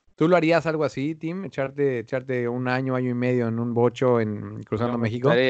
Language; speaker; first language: Spanish; native; Spanish